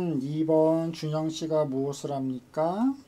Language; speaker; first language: Korean; native; Korean